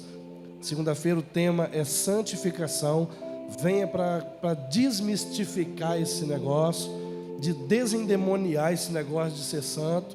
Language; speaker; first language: Portuguese; native; Portuguese